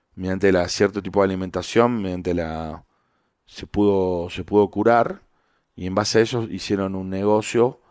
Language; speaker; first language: Spanish; native; Spanish